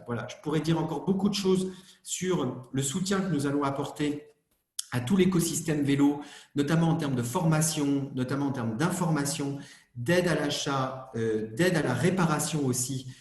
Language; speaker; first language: French; native; French